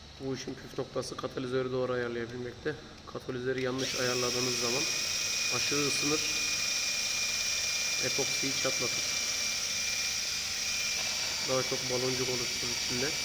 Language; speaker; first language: Turkish; native; Turkish